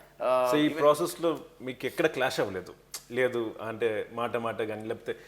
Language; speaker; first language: Telugu; native; Telugu